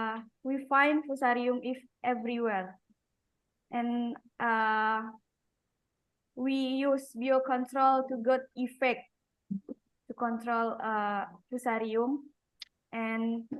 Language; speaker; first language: English; non-native, learner; Indonesian